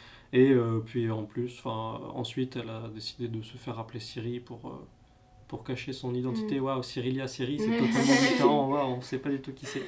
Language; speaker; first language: French; native; French